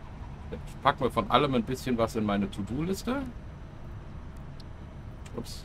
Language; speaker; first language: German; native; German